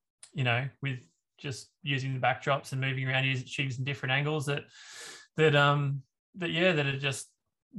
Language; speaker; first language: English; native; English